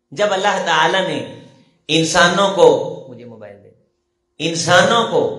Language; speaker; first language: Urdu; non-native, local second language; Punjabi